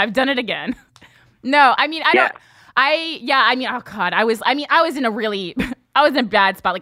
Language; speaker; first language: English; native; English